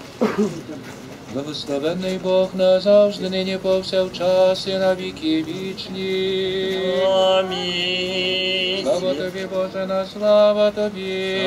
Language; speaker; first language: Ukrainian; native; Ukrainian